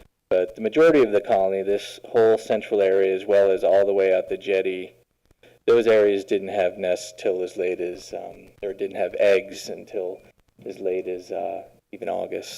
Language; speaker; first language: English; native; English